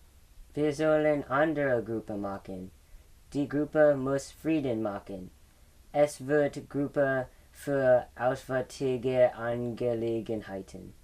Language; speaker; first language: German; non-native, learner; English